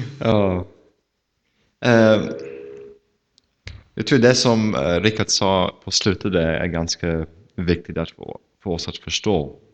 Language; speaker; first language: Swedish; non-native, fluent; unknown